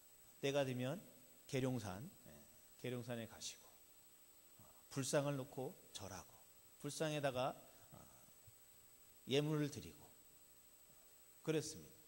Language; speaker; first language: Korean; native; Korean